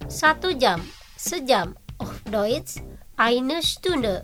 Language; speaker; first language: German; non-native, learner; Indonesian